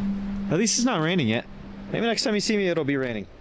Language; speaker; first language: English; native; English